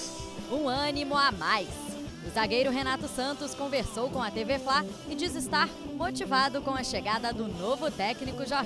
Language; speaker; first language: Portuguese; native; Portuguese